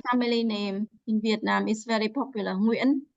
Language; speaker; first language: English; non-native, fluent; Vietnamese